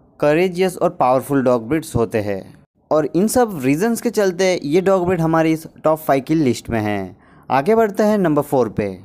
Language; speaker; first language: Hindi; native; Hindi